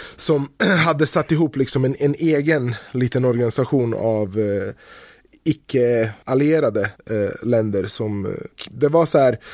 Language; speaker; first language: Swedish; early bilingual, other home language; Bosnian